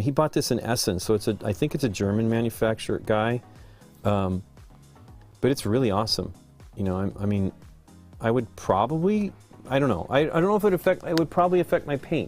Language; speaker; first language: English; native; English